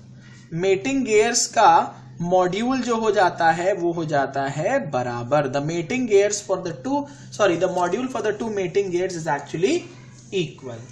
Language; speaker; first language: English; non-native, local second language; Hindi